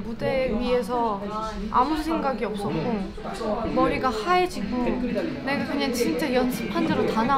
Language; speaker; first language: Korean; non-native, fluent; Russian